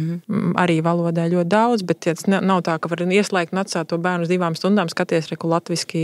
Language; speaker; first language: Latvian; native; Latvian